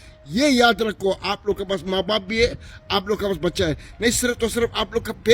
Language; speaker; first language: Hindi; non-native, fluent; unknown